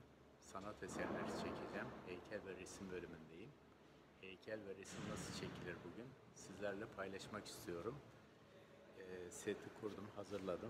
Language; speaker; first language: Turkish; native; Turkish